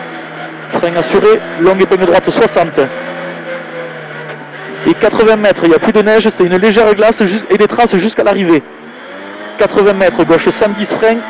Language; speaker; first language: French; native; French